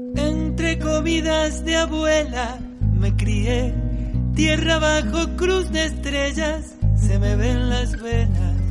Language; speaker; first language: Spanish; native; Spanish